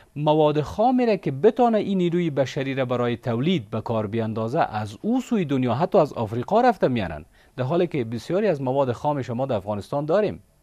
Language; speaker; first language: Persian; native; Persian